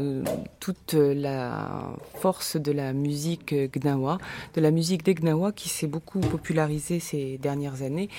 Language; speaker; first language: French; native; French